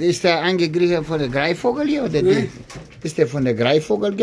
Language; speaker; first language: German; non-native, learner; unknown